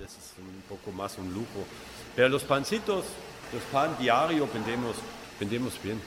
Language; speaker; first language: Spanish; non-native, learner; German